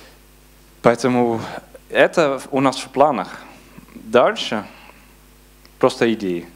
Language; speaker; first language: Russian; non-native, learner; Dutch